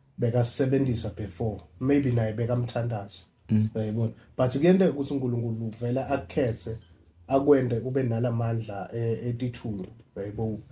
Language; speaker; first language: Zulu; non-native, local second language; Swati